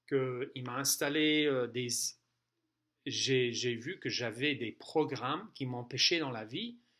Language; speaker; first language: French; non-native, fluent; English